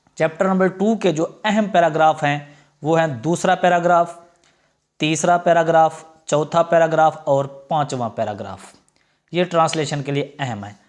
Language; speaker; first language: Urdu; non-native, local second language; Punjabi